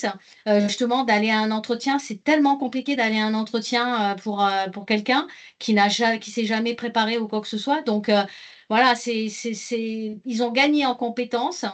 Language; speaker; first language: French; native; French